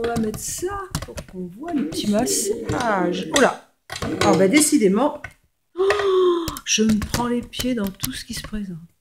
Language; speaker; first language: French; native; French